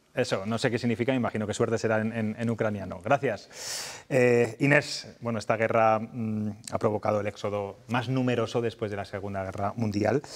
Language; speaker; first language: Spanish; native; Spanish